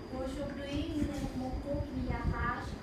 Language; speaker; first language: French; non-native, learner; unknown